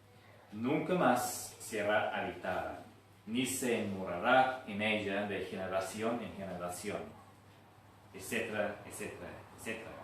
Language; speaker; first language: Spanish; non-native, fluent; English